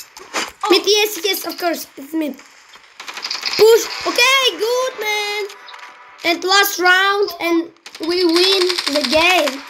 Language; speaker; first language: English; non-native, learner; Russian